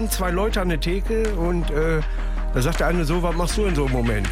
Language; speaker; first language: German; native; German